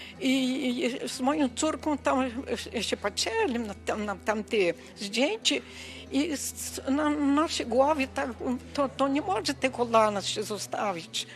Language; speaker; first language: Polish; early bilingual, heritage; Portuguese